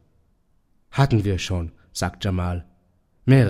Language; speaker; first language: German; non-native, fluent; Hebrew